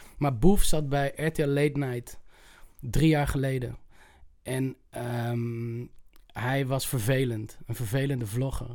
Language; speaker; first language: Dutch; native; Dutch